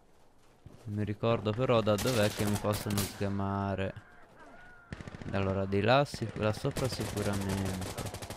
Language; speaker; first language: Italian; native; Italian